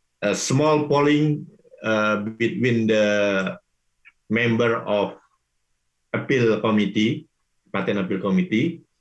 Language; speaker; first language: English; non-native, learner; Indonesian